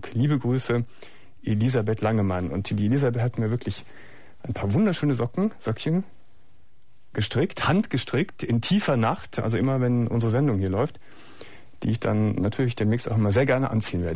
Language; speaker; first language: German; native; German